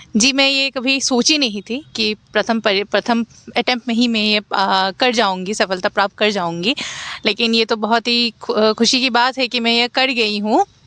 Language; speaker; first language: Hindi; non-native, local second language; Assamese